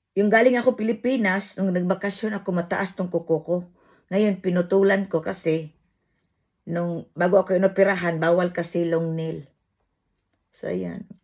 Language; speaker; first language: Filipino; non-native, local second language; Cebuano